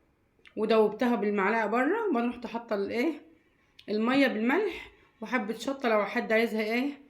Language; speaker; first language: Arabic; native; Arabic